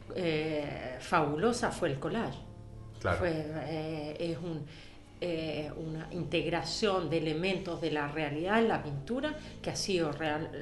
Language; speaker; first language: Spanish; native; Spanish